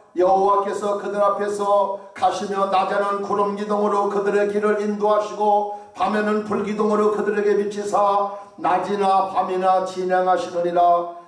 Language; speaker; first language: Korean; native; Korean